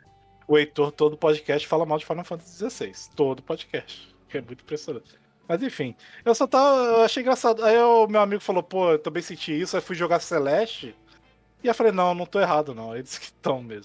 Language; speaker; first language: Portuguese; native; Portuguese